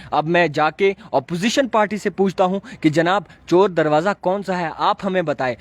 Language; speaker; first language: Hindi; non-native, local second language; Kashmiri